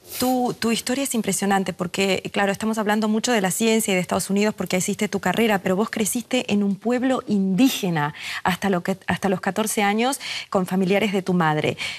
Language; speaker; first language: Spanish; native; Spanish